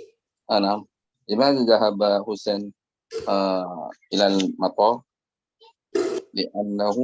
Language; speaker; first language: Arabic; non-native, learner; Indonesian